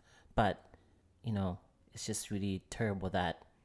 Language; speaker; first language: English; non-native, local second language; Nyanja